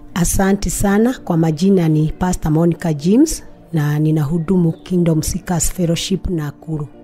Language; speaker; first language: Swahili; non-native, local second language; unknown